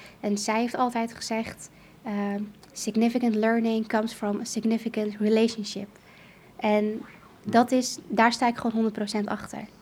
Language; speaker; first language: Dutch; early bilingual, other home language; Kurdish